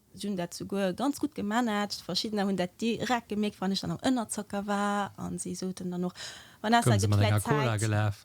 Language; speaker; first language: Luxembourgish; early bilingual, other home language; Portuguese